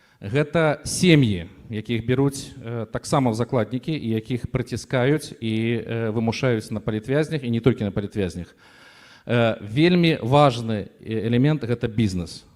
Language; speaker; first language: Belarusian; native; Belarusian